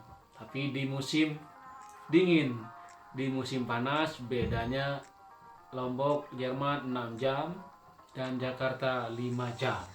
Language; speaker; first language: Indonesian; non-native, local second language; Sasak